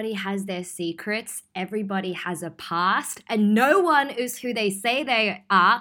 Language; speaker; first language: English; early bilingual, other home language; Chinese